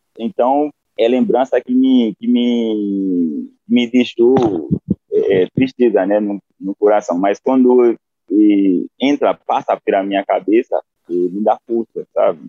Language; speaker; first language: Portuguese; non-native, fluent; Haitian Creole